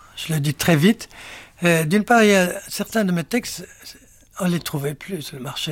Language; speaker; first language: French; non-native, local second language; Arabic